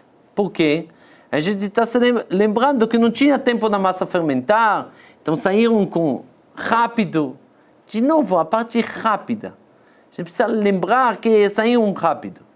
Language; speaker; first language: Portuguese; non-native, fluent; Hebrew